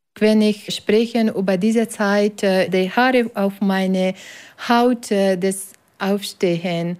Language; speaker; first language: German; non-native, learner; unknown